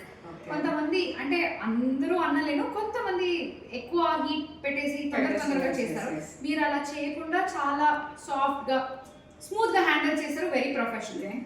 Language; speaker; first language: Telugu; non-native, local second language; Kannada